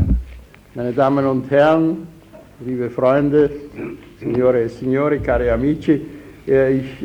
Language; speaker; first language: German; non-native, fluent; Italian